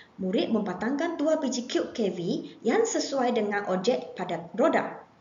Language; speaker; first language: Malay; non-native, local second language; Chinese